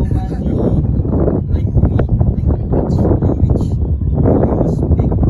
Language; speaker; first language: English; non-native, learner; Indonesian